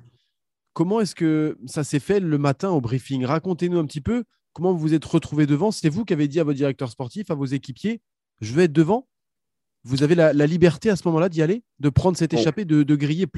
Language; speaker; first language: French; native; French